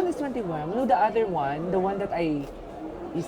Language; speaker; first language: English; non-native, learner; Filipino